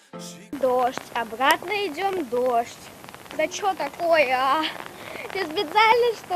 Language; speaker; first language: Russian; native; Russian